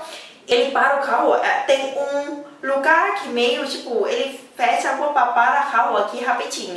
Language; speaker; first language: Portuguese; non-native, learner; Thai